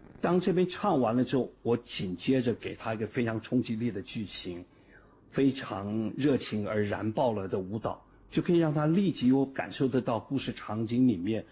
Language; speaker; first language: Chinese; native; Chinese